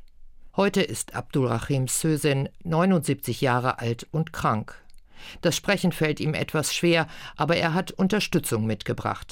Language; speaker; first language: German; native; German